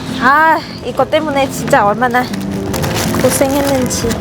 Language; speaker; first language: Korean; non-native, fluent; Vietnamese